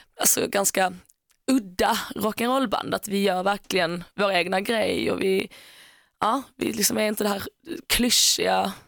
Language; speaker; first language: Swedish; native; Swedish